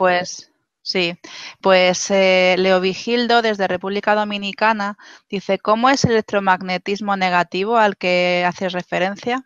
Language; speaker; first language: Spanish; native; Spanish